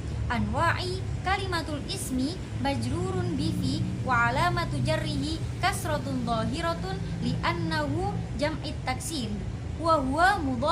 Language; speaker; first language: Arabic; non-native, learner; Indonesian